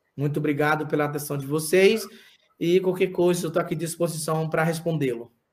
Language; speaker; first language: Portuguese; non-native, local second language; Yanomámi